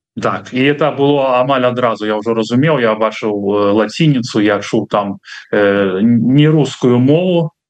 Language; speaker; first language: Belarusian; non-native, local second language; Russian